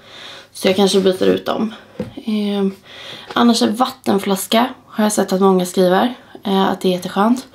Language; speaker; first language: Swedish; native; Swedish